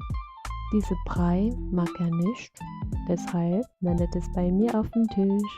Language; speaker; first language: German; non-native, fluent; Vietnamese